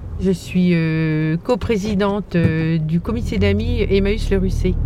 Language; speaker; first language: French; native; French